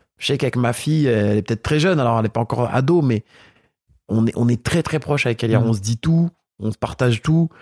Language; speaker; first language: French; early bilingual, other home language; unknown